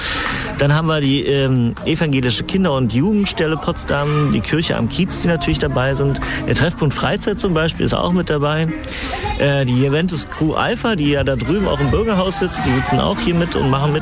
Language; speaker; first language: German; native; German